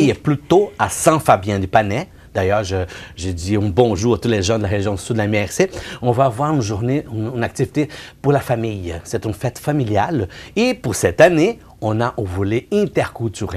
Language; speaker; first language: French; non-native, fluent; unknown